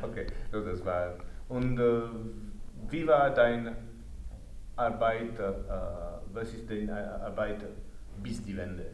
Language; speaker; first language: German; non-native, learner; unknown